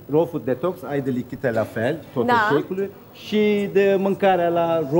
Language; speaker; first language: Romanian; non-native, learner; Turkish